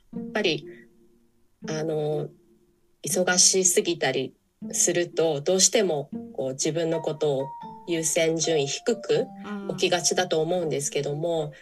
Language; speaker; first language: Japanese; early bilingual, other home language; English